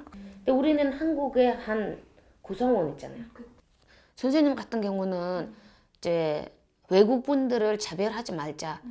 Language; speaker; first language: Korean; non-native, fluent; Mongolian